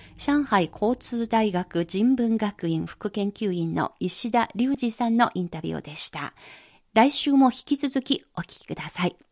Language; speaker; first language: Japanese; non-native, fluent; Chinese